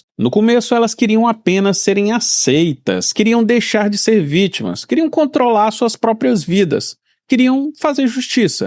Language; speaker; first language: Portuguese; native; Portuguese